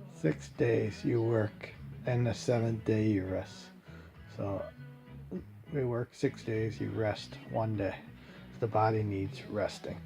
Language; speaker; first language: English; native; English